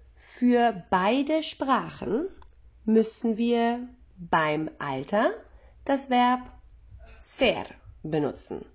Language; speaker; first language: German; native; German